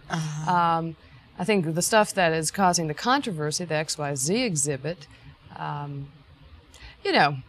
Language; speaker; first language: English; native; English